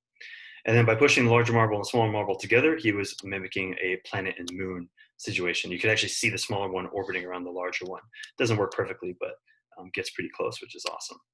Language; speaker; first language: English; native; English